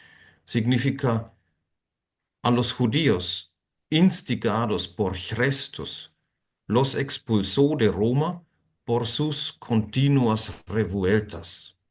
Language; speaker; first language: Spanish; non-native, fluent; German